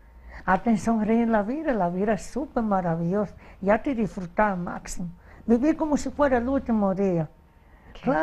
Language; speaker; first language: Spanish; early bilingual, heritage; Spanish